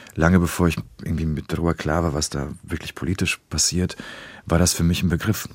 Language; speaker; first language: German; early bilingual, other home language; Polish